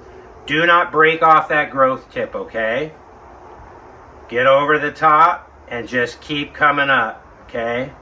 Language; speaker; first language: English; native; English